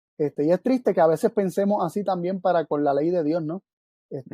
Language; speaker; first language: Spanish; native; Spanish